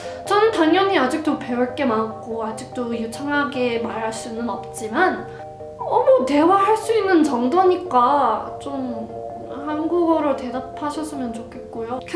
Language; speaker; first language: Korean; non-native, fluent; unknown